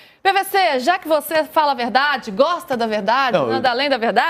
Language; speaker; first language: Portuguese; native; Portuguese